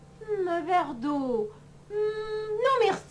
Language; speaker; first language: French; non-native, learner; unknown